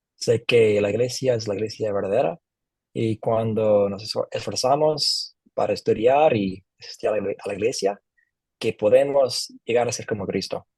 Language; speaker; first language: Spanish; non-native, fluent; English